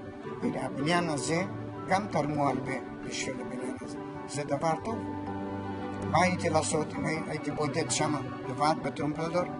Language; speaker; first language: Hebrew; non-native, fluent; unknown